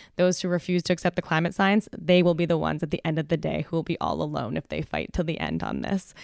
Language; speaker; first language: English; native; English